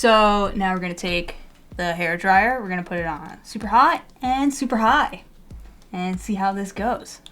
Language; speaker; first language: English; native; English